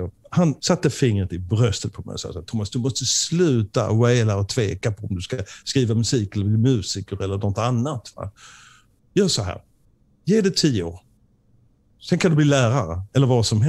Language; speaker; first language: Swedish; native; Swedish